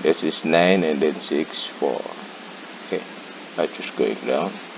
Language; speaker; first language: English; non-native, learner; Indonesian